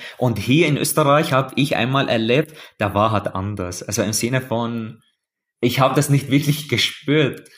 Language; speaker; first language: German; non-native, fluent; Arabic